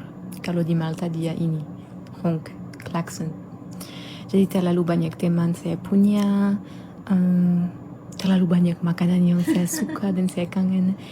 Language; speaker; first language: Indonesian; non-native, fluent; Maltese